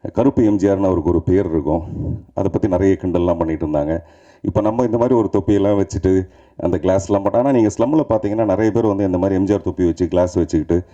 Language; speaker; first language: Tamil; native; Tamil